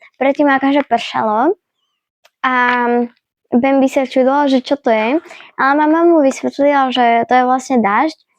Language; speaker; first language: Slovak; early bilingual, other home language; Ukrainian